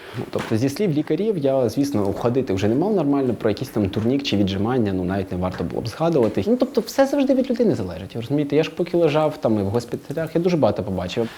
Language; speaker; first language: Ukrainian; non-native, local second language; Russian